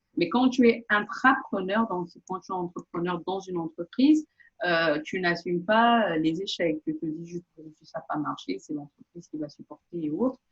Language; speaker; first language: French; non-native, local second language; Portuguese